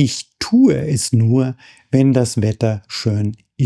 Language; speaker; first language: German; non-native, fluent; English